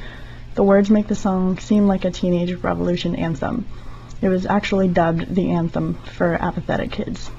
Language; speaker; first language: English; native; English